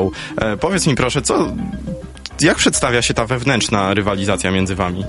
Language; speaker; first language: Polish; native; Polish